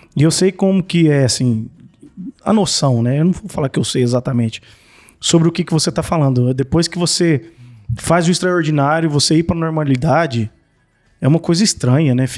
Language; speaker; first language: Portuguese; native; Portuguese